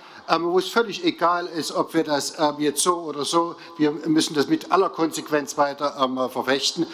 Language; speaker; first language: German; native; German